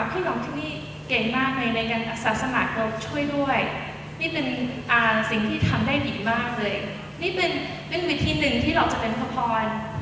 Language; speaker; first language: Thai; non-native, fluent; English